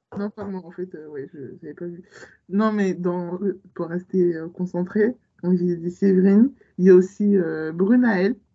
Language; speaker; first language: French; native; French